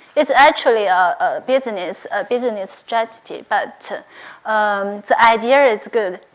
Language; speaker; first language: English; non-native, learner; Chinese